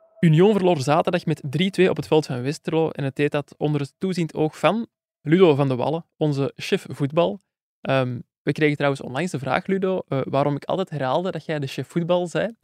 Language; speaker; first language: Dutch; native; Dutch